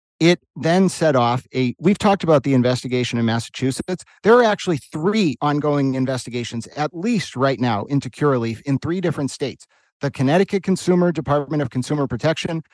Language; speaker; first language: English; native; English